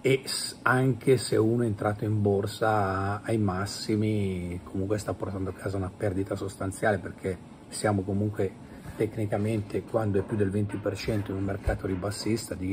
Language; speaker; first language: Italian; native; Italian